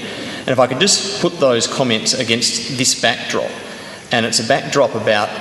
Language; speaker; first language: English; native; English